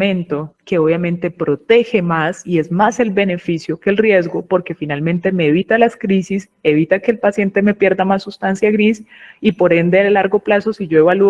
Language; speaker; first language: Spanish; native; Spanish